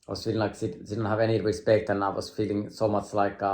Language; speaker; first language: English; non-native, fluent; Finnish